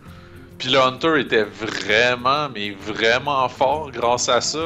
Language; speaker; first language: French; native; French